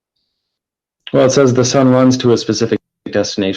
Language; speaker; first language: English; native; English